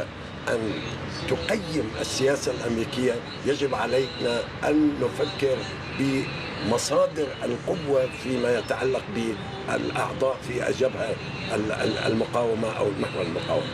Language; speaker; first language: Arabic; non-native, fluent; Persian